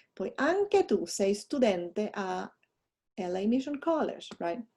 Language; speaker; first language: Italian; non-native, fluent; English